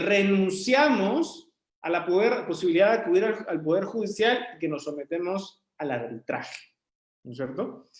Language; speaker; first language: Spanish; native; Spanish